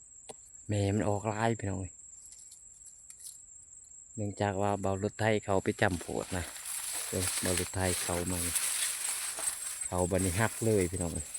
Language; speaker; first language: Thai; non-native, local second language; Northeastern Thai